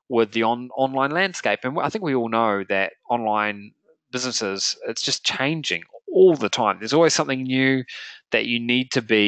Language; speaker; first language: English; native; English